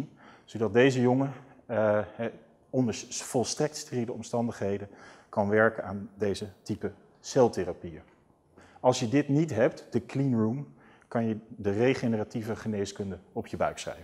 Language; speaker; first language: Dutch; native; Dutch